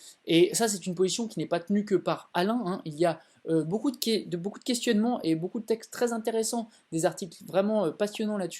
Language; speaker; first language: French; native; French